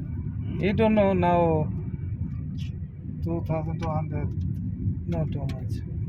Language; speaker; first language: English; non-native, learner; Bangla